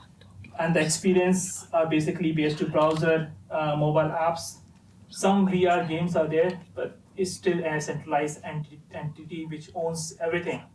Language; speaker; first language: English; non-native, fluent; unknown